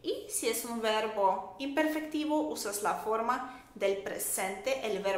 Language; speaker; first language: Spanish; non-native, fluent; Russian